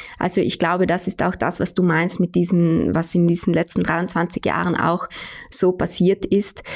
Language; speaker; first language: German; native; German